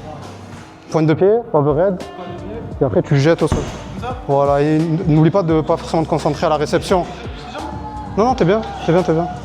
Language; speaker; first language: French; native; French